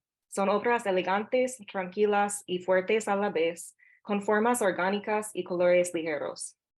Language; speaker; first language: Spanish; non-native, fluent; English